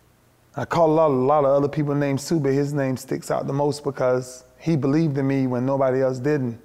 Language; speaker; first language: English; native; English